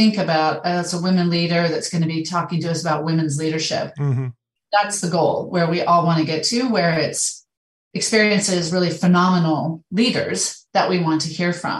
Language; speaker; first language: English; native; English